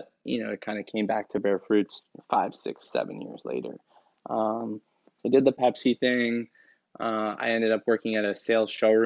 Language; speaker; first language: English; native; English